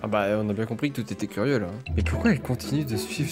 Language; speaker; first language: French; native; French